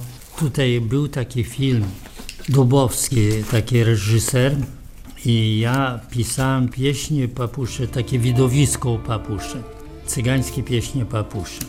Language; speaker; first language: Polish; non-native, local second language; Romany